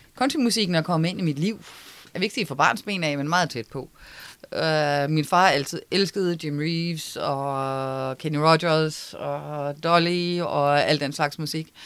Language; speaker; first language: Danish; native; Danish